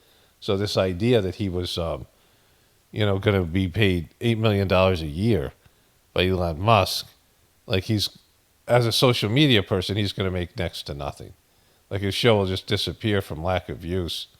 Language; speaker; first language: English; native; English